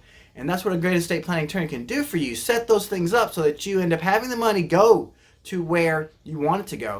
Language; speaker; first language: English; native; English